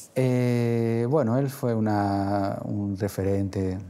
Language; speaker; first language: Spanish; native; Spanish